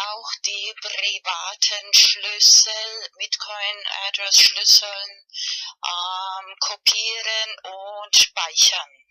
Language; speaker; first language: German; non-native, fluent; Spanish